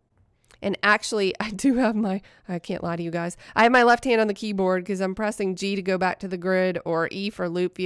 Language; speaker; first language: English; native; English